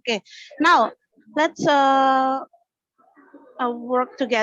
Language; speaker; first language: English; non-native, learner; Indonesian